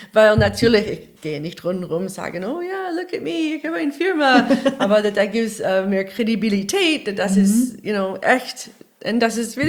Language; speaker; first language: German; non-native, learner; English